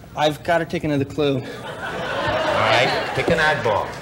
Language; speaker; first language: English; native; English